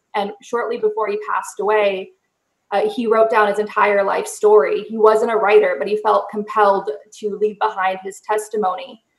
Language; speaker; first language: English; native; English